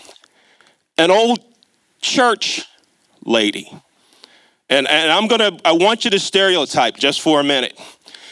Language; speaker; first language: English; native; English